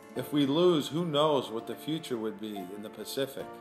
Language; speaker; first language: English; native; English